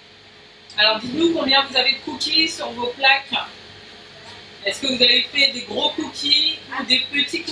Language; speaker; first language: French; native; French